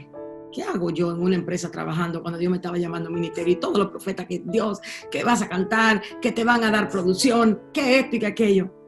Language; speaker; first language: Spanish; native; Spanish